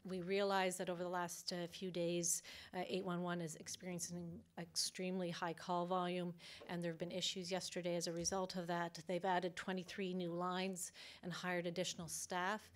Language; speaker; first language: English; native; English